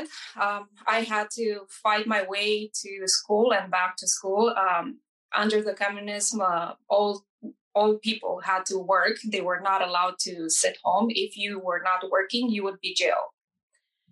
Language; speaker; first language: English; non-native, fluent; Romanian